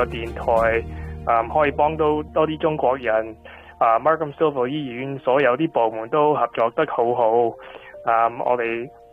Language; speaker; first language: Cantonese; non-native, fluent; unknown